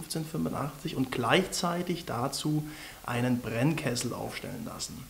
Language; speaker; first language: German; native; German